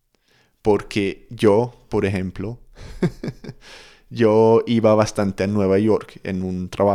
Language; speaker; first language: Spanish; non-native, fluent; English